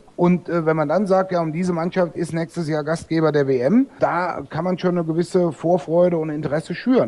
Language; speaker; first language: German; native; German